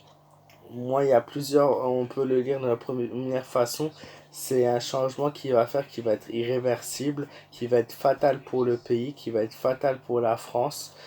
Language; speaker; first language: French; native; French